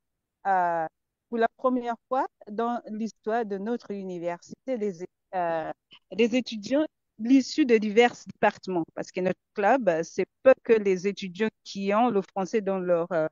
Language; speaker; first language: French; non-native, fluent; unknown